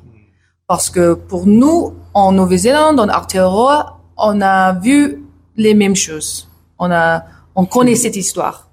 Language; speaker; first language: French; non-native, learner; English